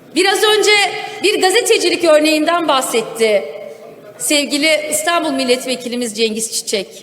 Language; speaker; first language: Turkish; non-native, local second language; Kurdish